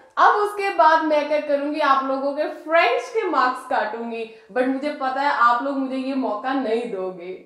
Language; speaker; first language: Hindi; native; Hindi